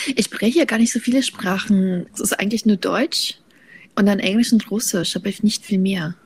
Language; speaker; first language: German; early bilingual, other home language; Russian